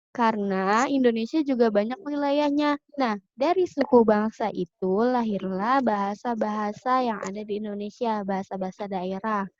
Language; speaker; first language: Indonesian; native; Indonesian